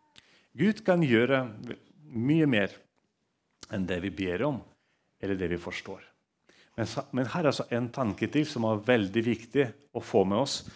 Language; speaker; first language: Norwegian; non-native, fluent; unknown